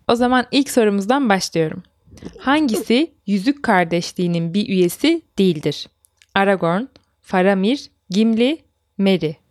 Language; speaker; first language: Turkish; native; Turkish